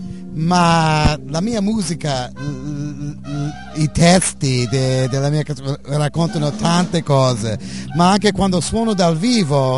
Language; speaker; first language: Italian; non-native, fluent; English